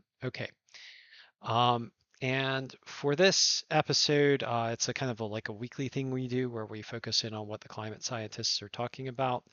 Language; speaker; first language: English; native; English